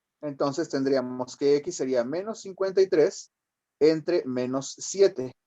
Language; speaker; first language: Spanish; native; Spanish